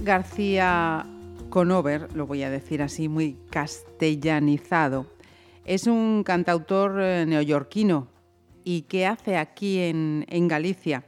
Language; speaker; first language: Spanish; native; Spanish